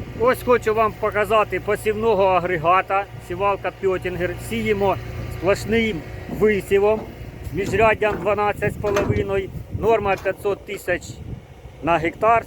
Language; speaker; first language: Ukrainian; native; Ukrainian